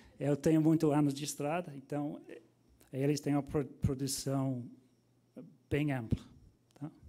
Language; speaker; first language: Portuguese; non-native, fluent; English